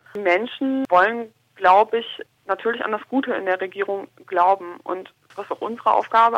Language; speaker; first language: German; native; German